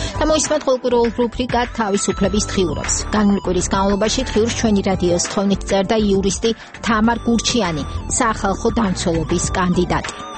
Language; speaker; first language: Georgian; native; Georgian